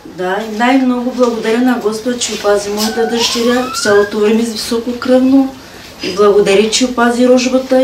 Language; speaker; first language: Bulgarian; non-native, local second language; Romany